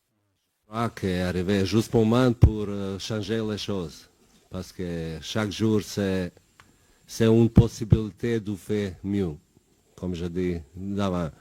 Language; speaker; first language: French; non-native, learner; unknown